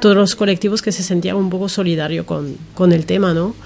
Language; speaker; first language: Spanish; non-native, fluent; French